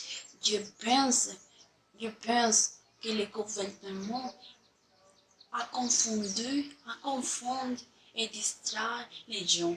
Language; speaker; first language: French; non-native, learner; Spanish